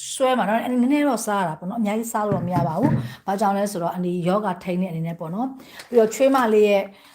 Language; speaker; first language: Burmese; native; Burmese